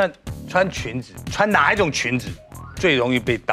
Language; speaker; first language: Chinese; native; Chinese